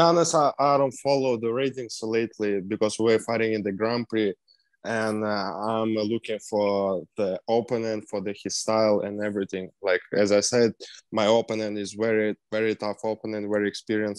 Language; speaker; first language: English; non-native, fluent; Russian